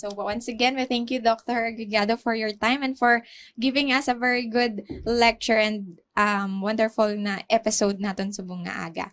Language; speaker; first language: English; non-native, local second language; Hiligaynon